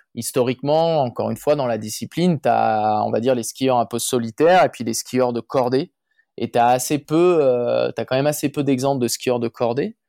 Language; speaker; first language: French; native; French